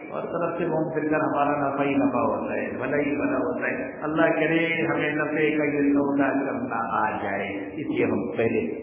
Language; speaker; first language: Urdu; native; Urdu